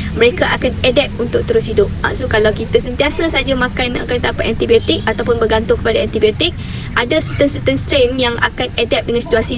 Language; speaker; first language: Malay; native; Malay